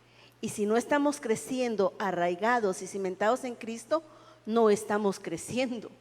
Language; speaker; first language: Spanish; native; Spanish